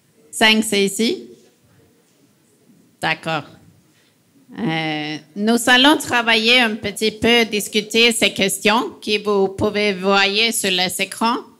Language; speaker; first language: French; non-native, fluent; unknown